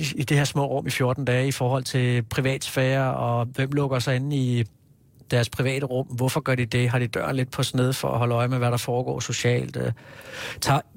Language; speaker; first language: Danish; native; Danish